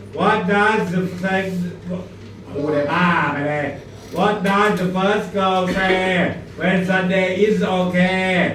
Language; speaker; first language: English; non-native, fluent; Thai